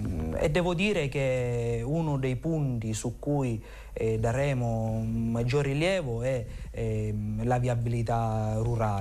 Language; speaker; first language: Italian; native; Italian